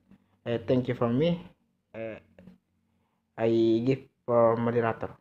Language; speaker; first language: English; non-native, learner; Indonesian